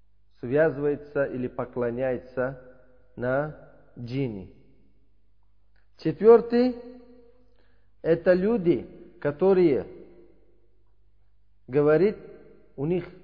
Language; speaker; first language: Russian; non-native, learner; Uzbek